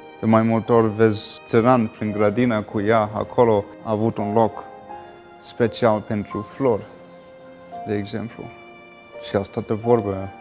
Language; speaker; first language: Romanian; non-native, fluent; English